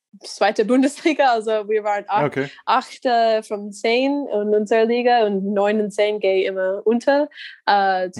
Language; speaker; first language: German; non-native, learner; English